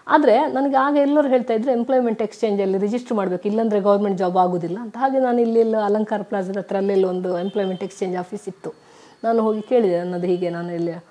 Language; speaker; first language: Kannada; native; Kannada